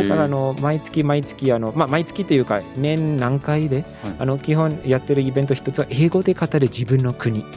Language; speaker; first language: Japanese; non-native, fluent; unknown